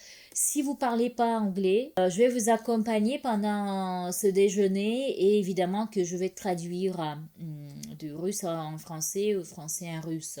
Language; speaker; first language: French; non-native, fluent; Russian